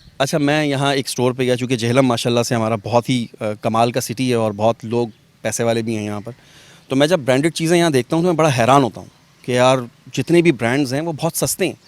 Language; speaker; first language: Urdu; non-native, local second language; Punjabi